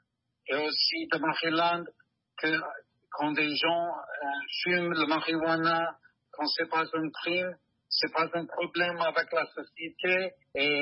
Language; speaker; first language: French; non-native, learner; English